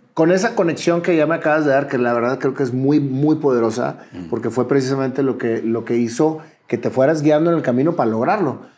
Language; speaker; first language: Spanish; native; Spanish